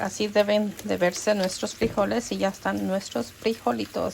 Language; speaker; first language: Spanish; early bilingual, other home language; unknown